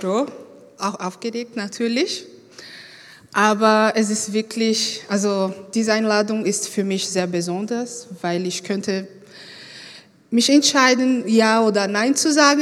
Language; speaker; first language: German; non-native, fluent; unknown